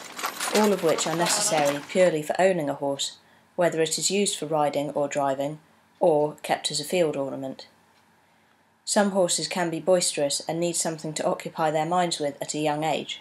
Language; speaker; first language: English; native; English